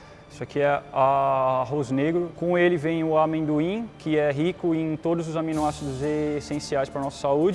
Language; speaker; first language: Portuguese; native; Portuguese